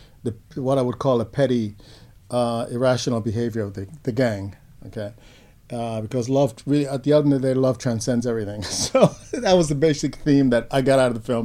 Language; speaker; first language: English; non-native, fluent; Spanish